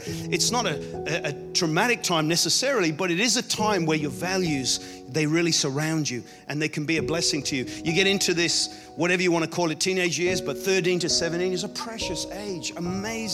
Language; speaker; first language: English; native; English